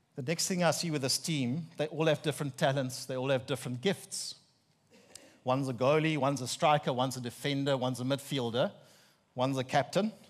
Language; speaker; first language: English; non-native, local second language; Afrikaans